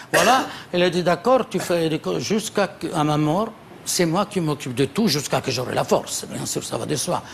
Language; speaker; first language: French; non-native, fluent; Italian